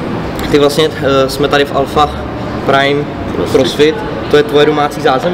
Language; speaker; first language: Czech; native; Czech